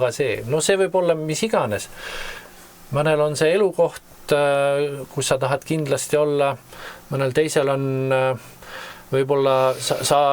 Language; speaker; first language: Estonian; native; Estonian